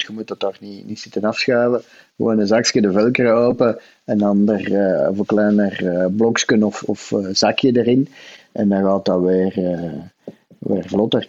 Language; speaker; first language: Dutch; native; Dutch